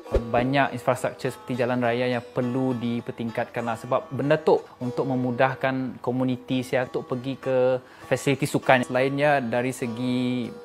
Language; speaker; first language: Malay; native; Malay